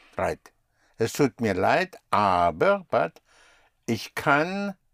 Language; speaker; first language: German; non-native, fluent; English